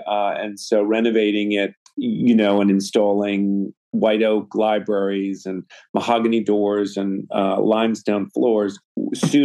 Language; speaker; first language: English; native; English